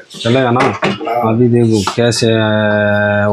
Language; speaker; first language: Hindi; non-native, local second language; Tamil